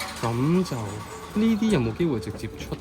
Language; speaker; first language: Chinese; native; Chinese